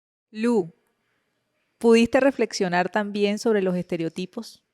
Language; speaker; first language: Spanish; native; Spanish